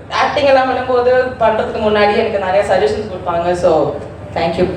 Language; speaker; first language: Tamil; non-native, learner; Malayalam